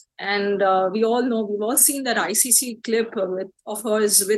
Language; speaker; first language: English; non-native, local second language; Bangla